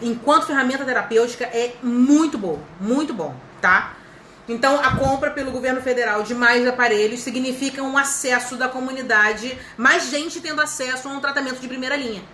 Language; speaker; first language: Portuguese; native; Portuguese